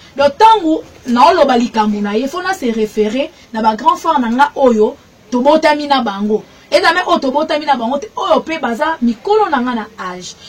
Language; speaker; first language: Lingala; native; Lingala